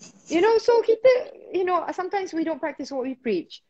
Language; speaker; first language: English; non-native, local second language; Malay